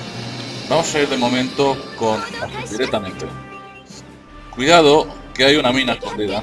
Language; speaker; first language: Spanish; native; Spanish